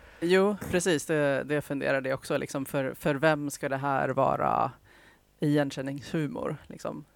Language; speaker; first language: Swedish; native; Swedish